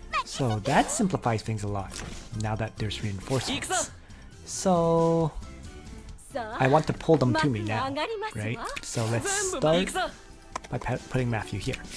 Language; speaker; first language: English; native; English